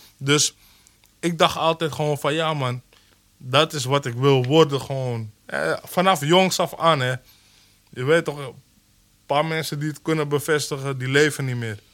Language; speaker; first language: Dutch; early bilingual, other home language; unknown